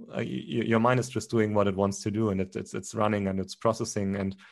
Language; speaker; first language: English; non-native, fluent; German